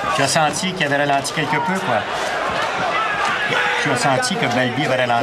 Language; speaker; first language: French; native; French